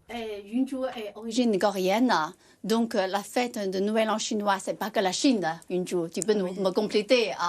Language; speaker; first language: French; non-native, fluent; Chinese